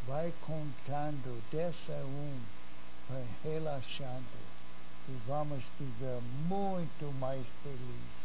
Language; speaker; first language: Portuguese; non-native, fluent; English